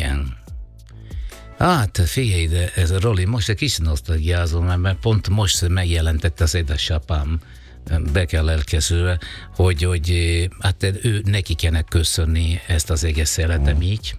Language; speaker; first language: Hungarian; non-native, learner; Italian